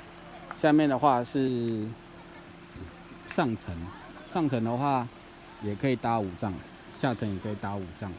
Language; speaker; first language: Chinese; native; Chinese